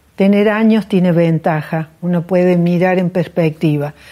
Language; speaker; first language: Spanish; native; Spanish